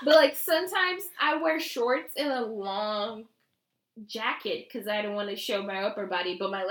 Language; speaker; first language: English; non-native, fluent; Portuguese